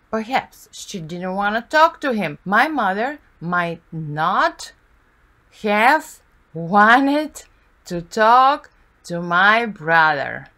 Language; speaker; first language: English; non-native, fluent; Bulgarian